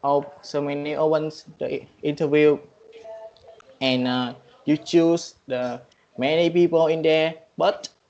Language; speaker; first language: English; non-native, learner; Vietnamese